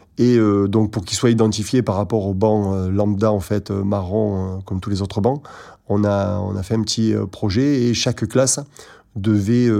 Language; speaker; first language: French; native; French